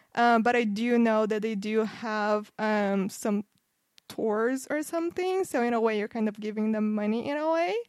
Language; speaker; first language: English; non-native, fluent; Portuguese